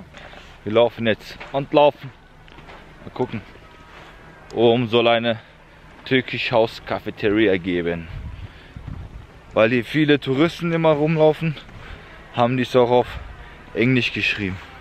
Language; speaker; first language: German; early bilingual, other home language; Turkish